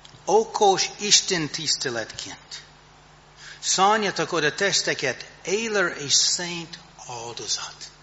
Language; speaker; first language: Hungarian; non-native, fluent; English